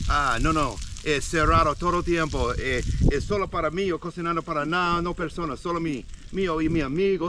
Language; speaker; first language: Spanish; non-native, learner; English